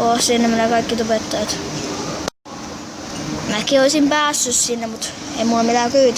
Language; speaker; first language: Finnish; native; Finnish